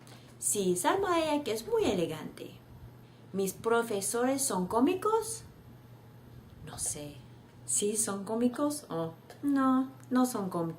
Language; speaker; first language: Spanish; non-native, fluent; English